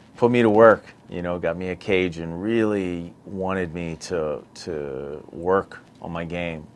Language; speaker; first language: English; native; English